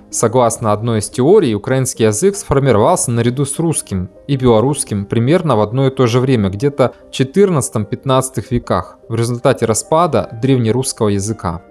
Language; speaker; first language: Russian; native; Russian